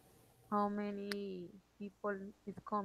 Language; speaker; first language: English; non-native, learner; Spanish